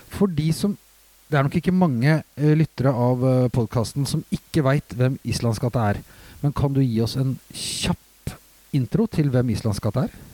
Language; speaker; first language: Norwegian; native; Norwegian